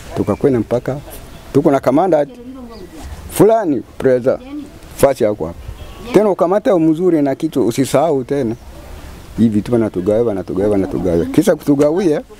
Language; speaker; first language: Swahili; non-native, local second language; Kinyarwanda